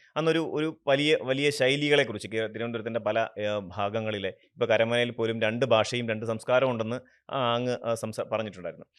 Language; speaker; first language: Malayalam; native; Malayalam